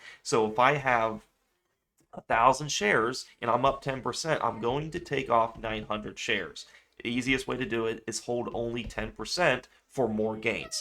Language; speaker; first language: English; native; English